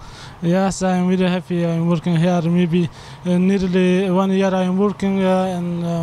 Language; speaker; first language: English; non-native, learner; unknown